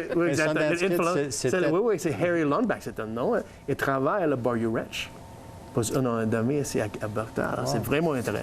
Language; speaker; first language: French; non-native, learner; English